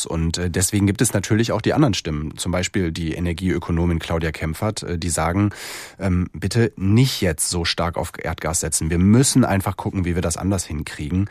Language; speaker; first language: German; native; German